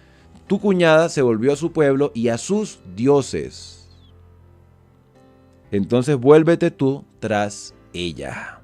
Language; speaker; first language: Spanish; native; Spanish